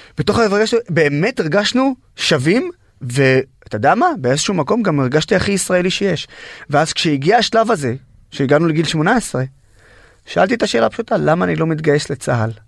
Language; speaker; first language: Hebrew; non-native, local second language; Arabic